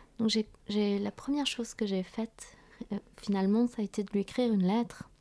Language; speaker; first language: French; early bilingual, other home language; Vietnamese